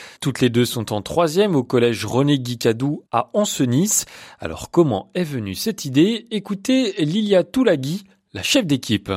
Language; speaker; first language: French; native; French